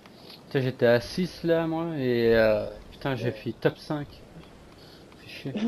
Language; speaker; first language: French; native; French